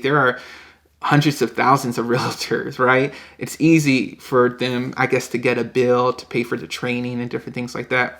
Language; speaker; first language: English; native; English